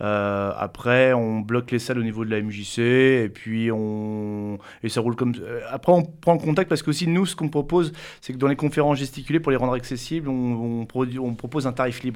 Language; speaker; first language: French; native; French